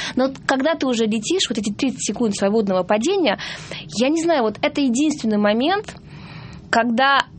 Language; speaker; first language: Russian; non-native, fluent; Georgian